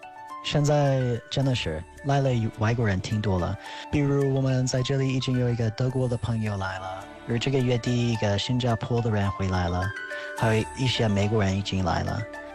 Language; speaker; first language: Chinese; non-native, fluent; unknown